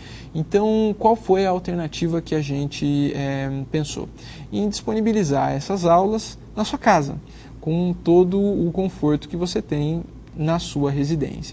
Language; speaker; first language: Portuguese; native; Portuguese